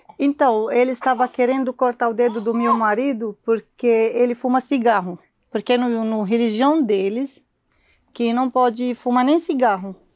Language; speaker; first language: Portuguese; non-native, learner; Arabic